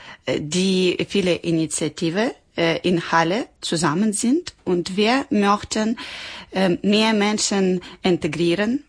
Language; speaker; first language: German; non-native, learner; Ukrainian